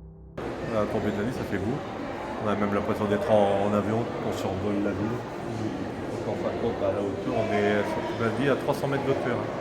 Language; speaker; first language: French; native; French